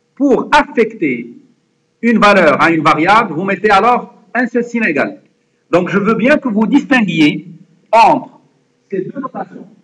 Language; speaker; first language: French; non-native, local second language; Arabic